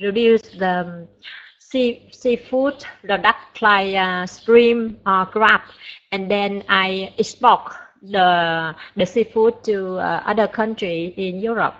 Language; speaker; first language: English; non-native, learner; Vietnamese